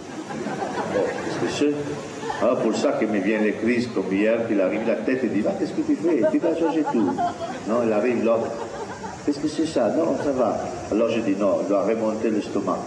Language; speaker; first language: French; non-native, fluent; Italian